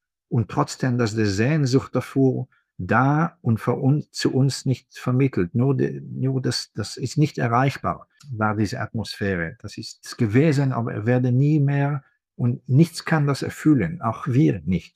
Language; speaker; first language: German; non-native, fluent; Hebrew